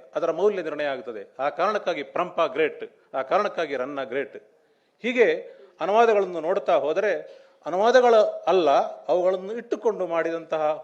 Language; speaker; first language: Kannada; native; Kannada